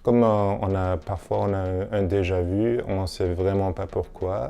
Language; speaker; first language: French; non-native, fluent; German